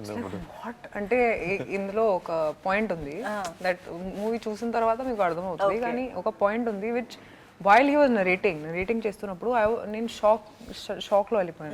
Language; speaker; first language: Telugu; non-native, fluent; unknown